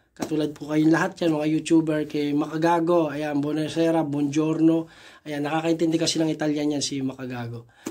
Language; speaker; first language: Filipino; native; Filipino